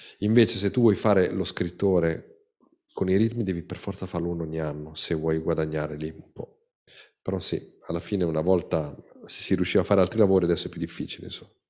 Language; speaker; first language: Italian; native; Italian